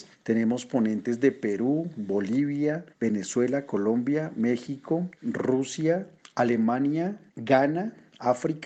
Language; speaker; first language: Spanish; native; Spanish